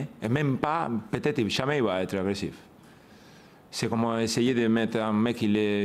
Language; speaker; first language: French; non-native, fluent; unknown